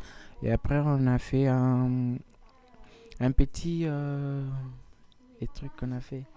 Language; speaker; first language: French; non-native, learner; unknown